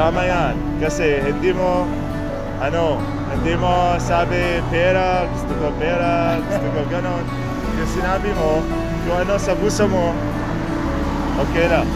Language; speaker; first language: Filipino; non-native, fluent; Arabic